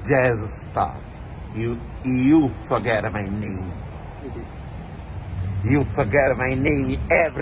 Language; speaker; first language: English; non-native, learner; Portuguese